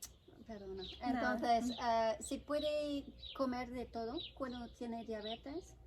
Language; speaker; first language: Spanish; non-native, fluent; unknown